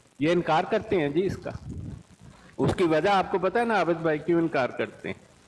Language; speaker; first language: Urdu; non-native, local second language; Punjabi